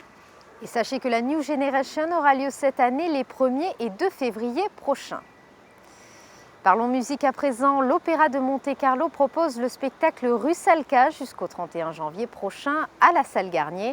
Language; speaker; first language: French; native; French